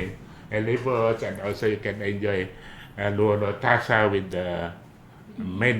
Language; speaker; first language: English; non-native, learner; Indonesian